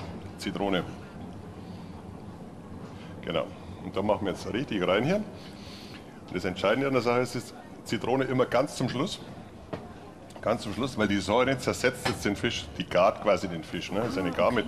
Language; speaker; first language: German; native; German